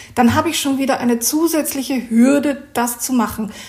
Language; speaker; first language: German; native; German